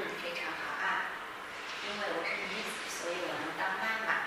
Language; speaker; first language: Italian; non-native, learner; Chinese